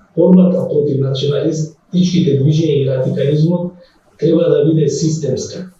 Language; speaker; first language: Macedonian; native; Macedonian